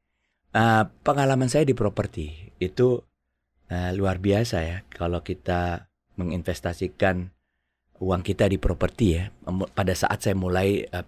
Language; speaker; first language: Indonesian; native; Indonesian